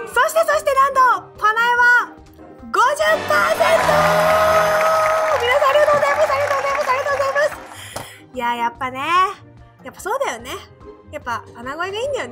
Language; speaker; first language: Japanese; native; Japanese